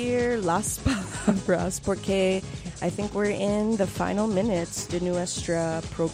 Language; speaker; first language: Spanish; non-native, learner; English